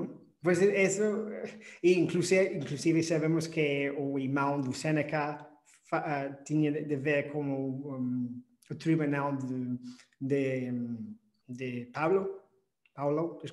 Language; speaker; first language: Portuguese; non-native, fluent; English